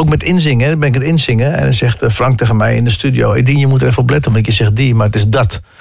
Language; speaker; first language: Dutch; early bilingual, other home language; English